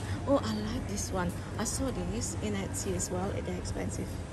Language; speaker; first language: English; non-native, fluent; Indonesian